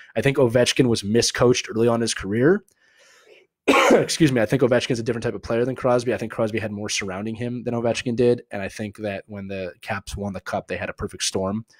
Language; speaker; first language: English; native; English